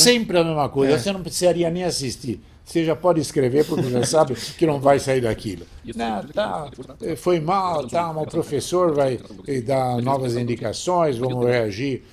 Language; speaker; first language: Portuguese; non-native, fluent; Italian